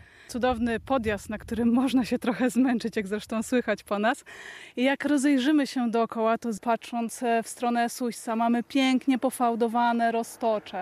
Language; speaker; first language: Polish; native; Polish